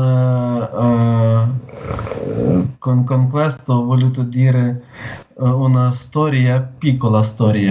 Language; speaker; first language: Italian; non-native, learner; Ukrainian